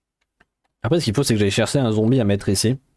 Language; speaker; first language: French; native; French